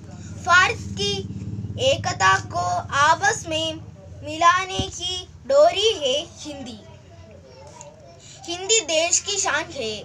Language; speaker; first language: Hindi; non-native, local second language; Malayalam